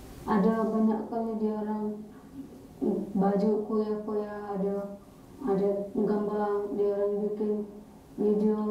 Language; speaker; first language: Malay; non-native, learner; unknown